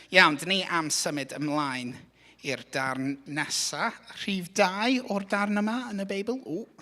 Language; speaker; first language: Welsh; non-native, local second language; English